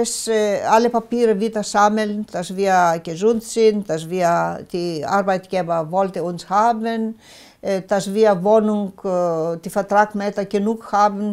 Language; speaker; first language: German; non-native, local second language; Greek